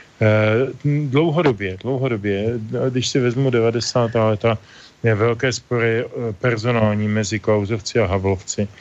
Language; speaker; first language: Czech; native; Czech